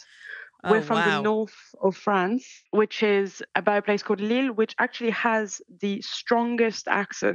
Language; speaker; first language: English; non-native, fluent; French